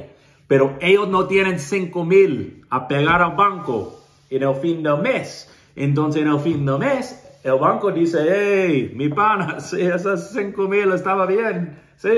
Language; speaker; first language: Spanish; non-native, learner; English